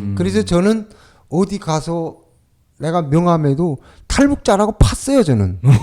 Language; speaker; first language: Korean; native; Korean